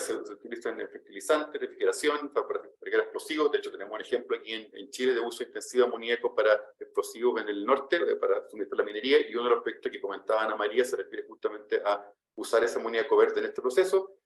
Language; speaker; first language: Spanish; native; Spanish